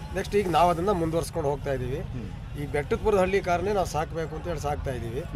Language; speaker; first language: Kannada; native; Kannada